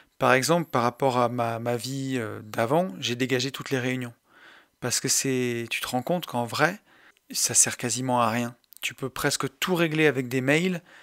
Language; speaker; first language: French; native; French